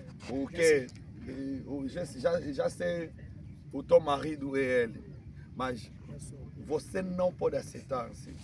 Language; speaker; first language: Portuguese; non-native, learner; Lingala